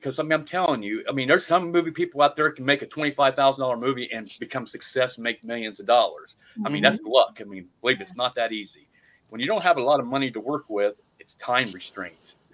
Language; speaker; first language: English; native; English